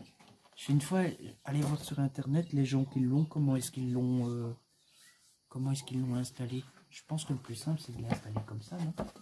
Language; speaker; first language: French; native; French